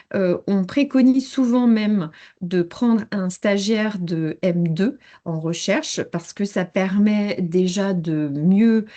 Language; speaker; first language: French; native; French